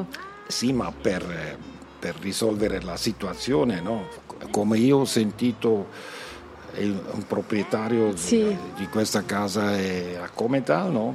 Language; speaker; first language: Italian; non-native, learner; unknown